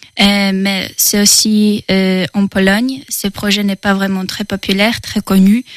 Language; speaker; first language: French; non-native, fluent; Polish